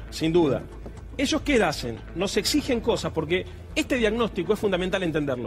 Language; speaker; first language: Spanish; native; Spanish